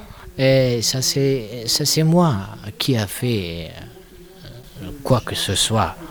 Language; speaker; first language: French; non-native, learner; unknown